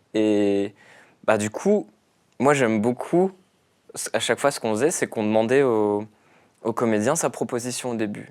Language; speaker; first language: French; native; French